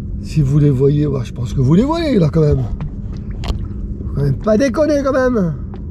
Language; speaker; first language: French; native; French